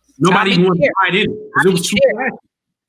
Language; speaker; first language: English; native; English